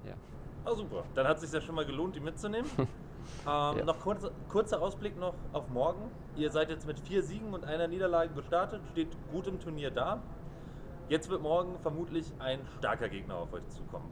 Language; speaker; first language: German; native; German